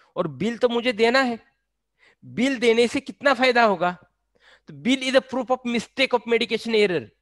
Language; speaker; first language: Hindi; non-native, local second language; Marathi